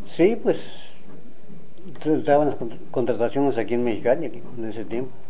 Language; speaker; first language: Spanish; native; Spanish